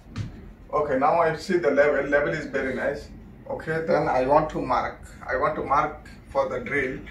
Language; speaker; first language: English; non-native, learner; Bangla